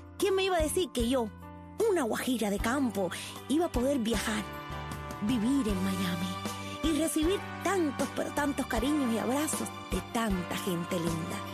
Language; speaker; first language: Spanish; native; Spanish